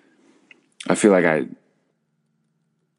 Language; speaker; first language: English; native; English